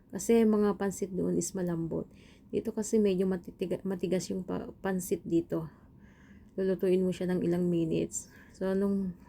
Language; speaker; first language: Filipino; non-native, local second language; Iloko